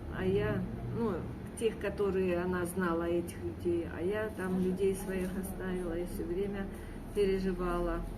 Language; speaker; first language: Russian; native; Russian